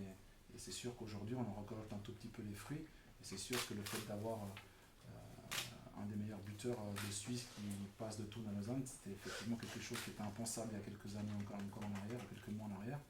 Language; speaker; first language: French; native; French